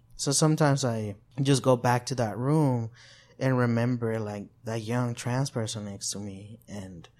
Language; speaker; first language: English; non-native, fluent; Spanish